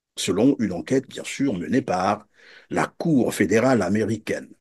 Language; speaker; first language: French; non-native, local second language; Lingala